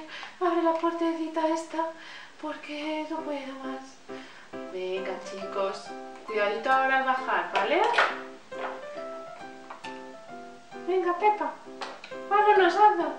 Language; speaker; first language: Spanish; native; Spanish